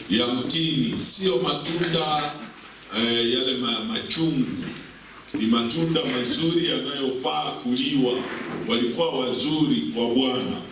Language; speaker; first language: Swahili; native; Swahili